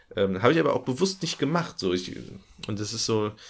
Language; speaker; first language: German; native; German